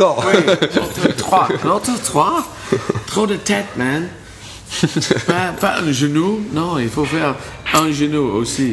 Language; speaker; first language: French; non-native, learner; English